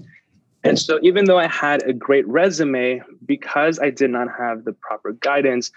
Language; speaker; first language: English; early bilingual, other home language; Spanish